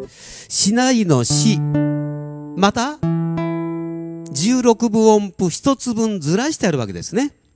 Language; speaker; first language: Japanese; native; Japanese